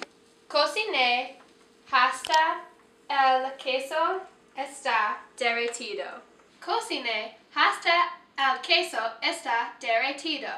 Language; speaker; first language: Spanish; non-native, learner; English